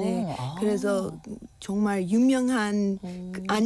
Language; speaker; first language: Korean; non-native, learner; English